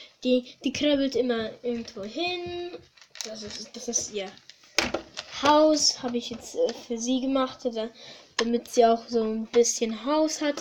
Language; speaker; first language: German; early bilingual, other home language; Hungarian